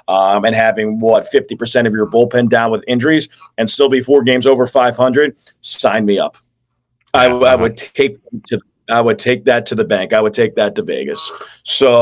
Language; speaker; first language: English; native; English